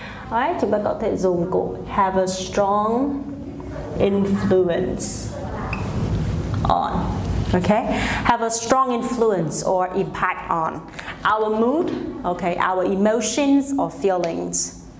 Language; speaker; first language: English; non-native, fluent; Vietnamese